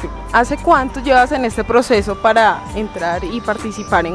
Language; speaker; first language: Spanish; native; Spanish